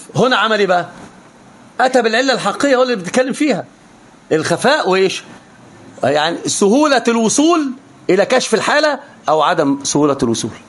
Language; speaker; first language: Arabic; native; Arabic